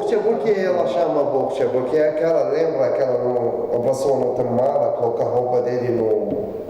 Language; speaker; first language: Portuguese; non-native, learner; Arabic